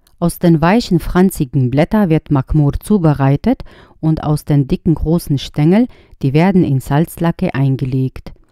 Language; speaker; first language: German; non-native, fluent; Arabic